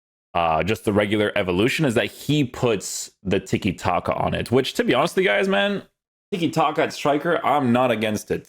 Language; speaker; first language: English; native; English